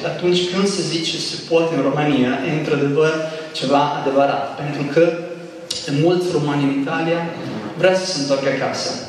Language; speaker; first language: Romanian; non-native, fluent; Italian